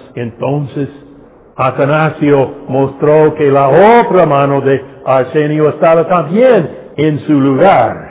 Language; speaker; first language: Spanish; non-native, fluent; English